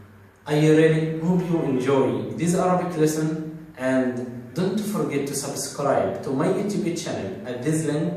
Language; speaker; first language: English; non-native, fluent; Arabic